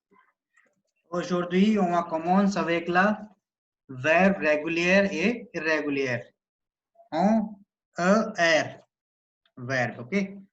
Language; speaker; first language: French; non-native, learner; Hindi